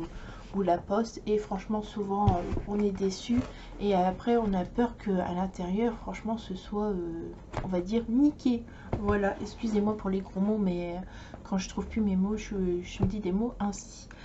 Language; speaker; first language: French; native; French